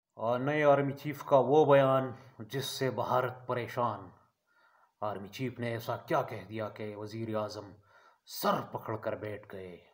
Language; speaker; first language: Urdu; non-native, local second language; Pashto